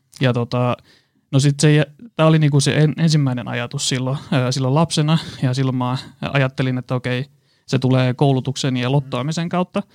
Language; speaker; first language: Finnish; native; Finnish